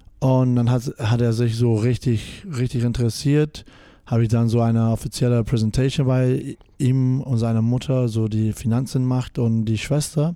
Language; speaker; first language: German; non-native, fluent; English